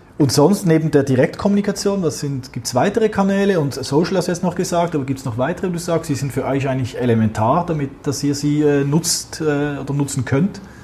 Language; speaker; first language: German; native; German